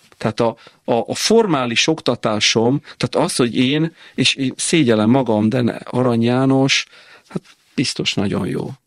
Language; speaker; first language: Hungarian; early bilingual, heritage; Italian